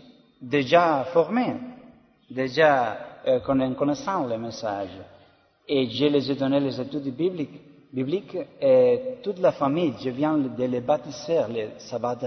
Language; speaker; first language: French; non-native, learner; Spanish